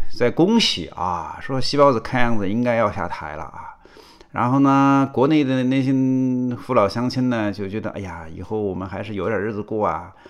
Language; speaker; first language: Chinese; native; Chinese